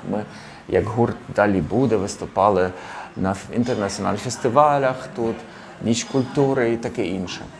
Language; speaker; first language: Ukrainian; native; Ukrainian